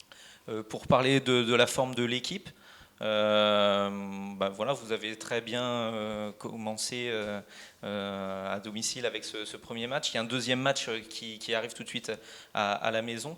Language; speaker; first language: French; native; French